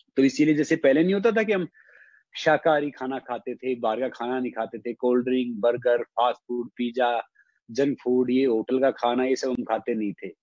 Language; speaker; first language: Hindi; native; Hindi